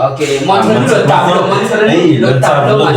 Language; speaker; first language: French; non-native, learner; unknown